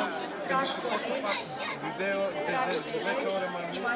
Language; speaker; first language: Romanian; non-native, learner; Portuguese